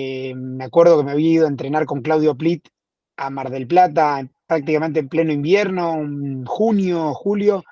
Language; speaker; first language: Spanish; native; Spanish